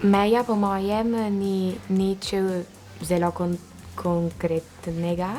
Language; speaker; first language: Slovenian; non-native, local second language; Italian